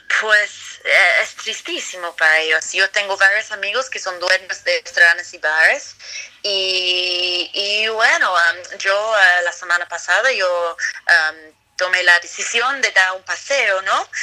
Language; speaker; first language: Spanish; non-native, fluent; English